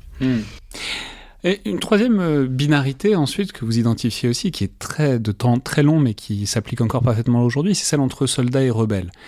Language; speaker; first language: French; native; French